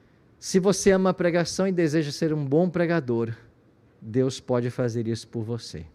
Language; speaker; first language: Portuguese; native; Portuguese